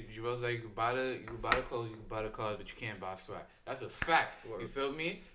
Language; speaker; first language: English; native; English